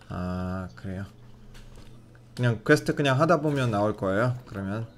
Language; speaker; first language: Korean; non-native, fluent; Russian